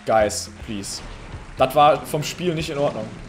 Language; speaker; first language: German; native; German